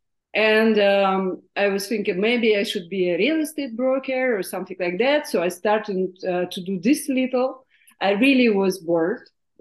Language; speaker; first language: English; non-native, fluent; Russian